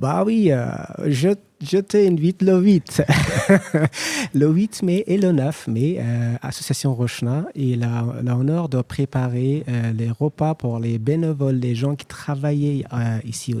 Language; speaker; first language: French; non-native, learner; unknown